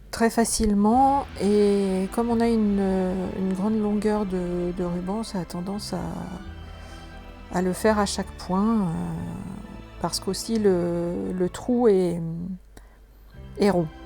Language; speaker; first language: French; native; French